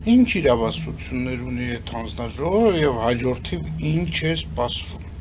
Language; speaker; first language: Armenian; native; Armenian